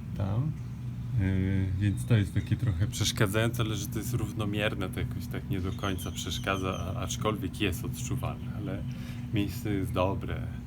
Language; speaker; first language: Polish; native; Polish